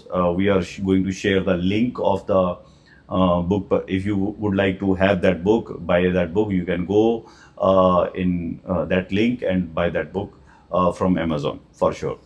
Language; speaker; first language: English; non-native, local second language; Hindi